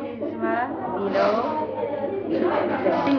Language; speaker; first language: French; non-native, learner; English